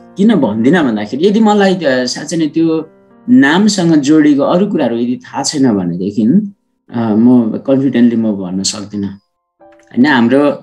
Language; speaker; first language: Nepali; non-native, local second language; Sherpa